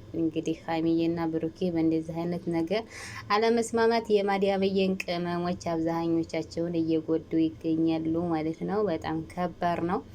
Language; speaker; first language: Amharic; native; Amharic